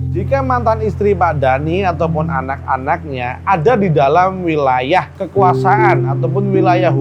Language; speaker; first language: Indonesian; native; Indonesian